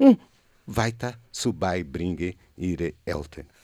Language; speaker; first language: German; non-native, learner; Portuguese